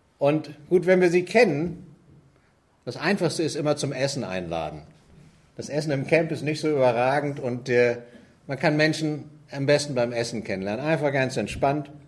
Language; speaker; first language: German; native; German